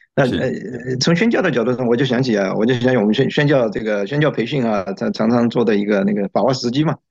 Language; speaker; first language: Chinese; native; Chinese